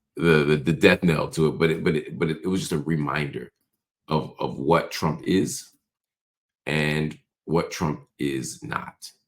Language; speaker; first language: English; native; English